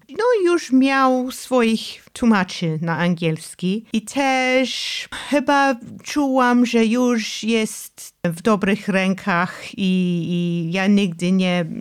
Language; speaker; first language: Polish; non-native, fluent; English